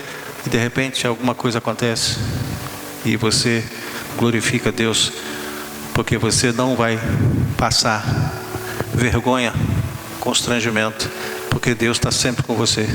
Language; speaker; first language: Portuguese; native; Portuguese